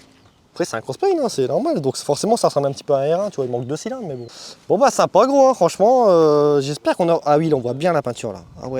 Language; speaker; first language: French; native; French